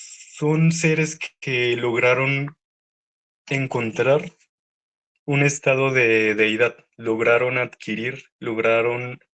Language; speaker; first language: Spanish; native; Spanish